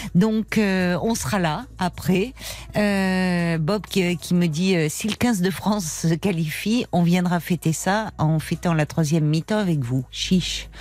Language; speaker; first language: French; native; French